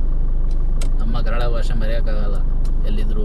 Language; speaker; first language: Kannada; non-native, local second language; Urdu